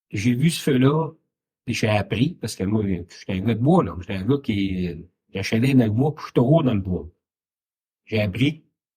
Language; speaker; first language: French; native; French